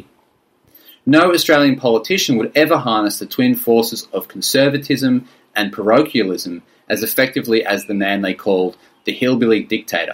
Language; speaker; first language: English; native; English